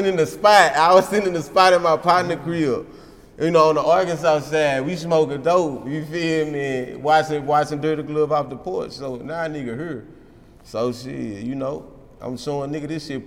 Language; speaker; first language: English; native; English